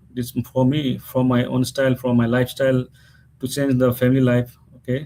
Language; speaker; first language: English; non-native, local second language; Nepali